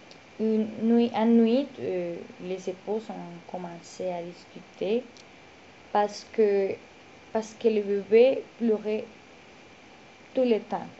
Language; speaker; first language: French; non-native, learner; Spanish